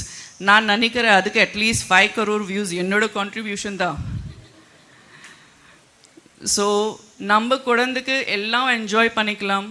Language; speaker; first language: Tamil; non-native, local second language; Gujarati